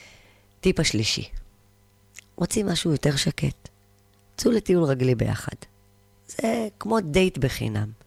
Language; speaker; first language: Hebrew; native; Hebrew